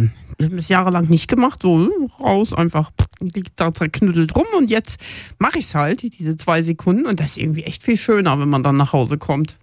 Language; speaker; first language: German; native; German